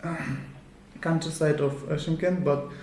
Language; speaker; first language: English; non-native, learner; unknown